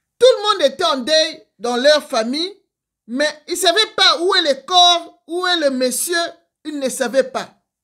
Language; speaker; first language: French; non-native, local second language; Lingala